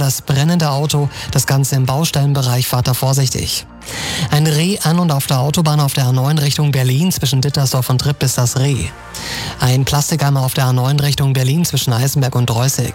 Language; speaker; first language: German; native; German